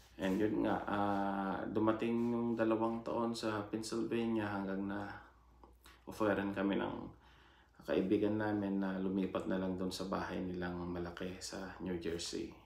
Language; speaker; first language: Filipino; native; Filipino